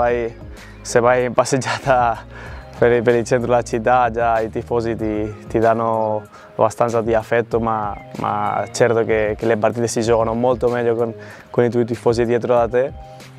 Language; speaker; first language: Italian; non-native, fluent; Spanish